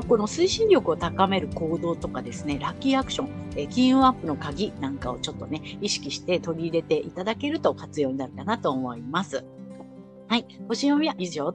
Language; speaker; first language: Japanese; native; Japanese